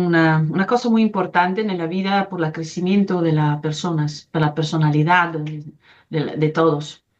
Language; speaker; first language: Spanish; non-native, fluent; Italian